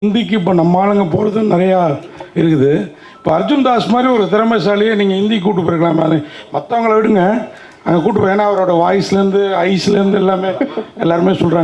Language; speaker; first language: Tamil; native; Tamil